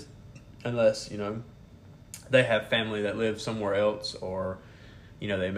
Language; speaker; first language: English; native; English